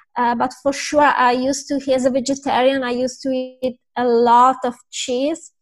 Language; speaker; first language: English; non-native, fluent; Italian